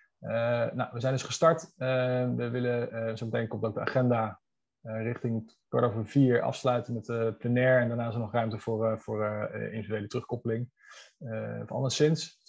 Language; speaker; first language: Dutch; native; Dutch